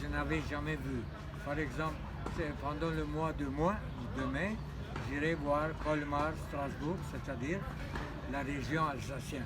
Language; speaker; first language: French; non-native, fluent; Turkish